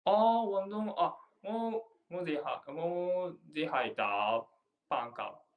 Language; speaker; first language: Chinese; non-native, learner; Japanese